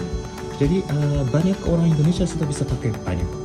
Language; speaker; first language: Indonesian; non-native, learner; Japanese